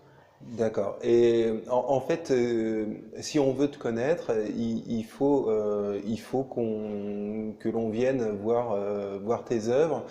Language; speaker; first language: French; native; French